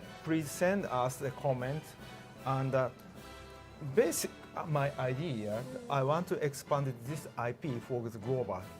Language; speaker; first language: English; non-native, learner; Japanese